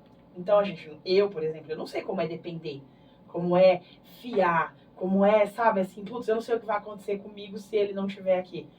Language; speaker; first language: Portuguese; native; Portuguese